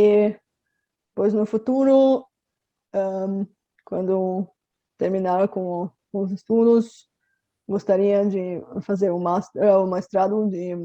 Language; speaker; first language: Portuguese; non-native, fluent; Bulgarian